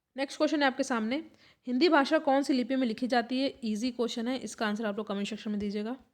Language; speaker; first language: Hindi; native; Hindi